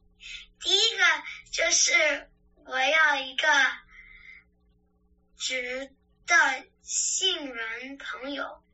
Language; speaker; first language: Chinese; early bilingual, heritage; English